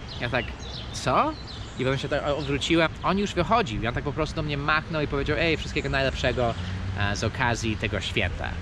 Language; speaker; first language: Polish; early bilingual, heritage; Polish